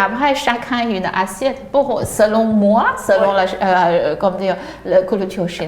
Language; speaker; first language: French; non-native, learner; Chinese